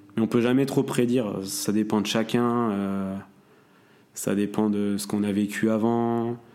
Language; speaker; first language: French; native; French